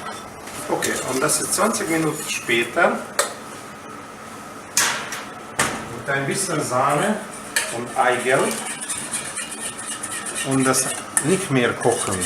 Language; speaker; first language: German; non-native, learner; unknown